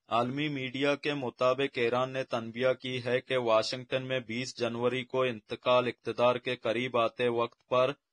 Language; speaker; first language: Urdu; non-native, local second language; Baluchi